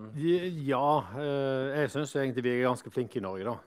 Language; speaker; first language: Norwegian; native; Norwegian